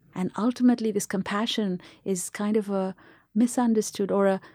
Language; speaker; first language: English; non-native, local second language; Tamil